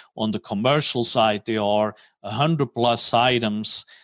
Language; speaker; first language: English; non-native, fluent; German